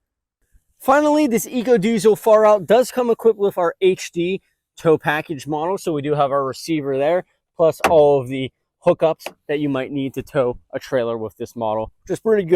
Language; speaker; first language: English; native; English